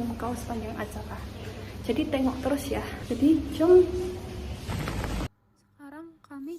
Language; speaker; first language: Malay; non-native, learner; Indonesian